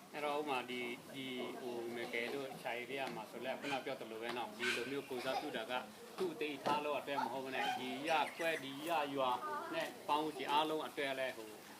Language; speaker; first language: Burmese; non-native, local second language; Western Kayah